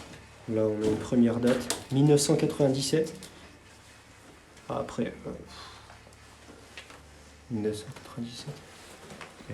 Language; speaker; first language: French; native; French